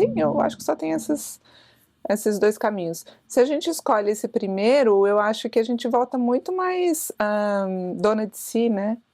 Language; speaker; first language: Portuguese; native; Portuguese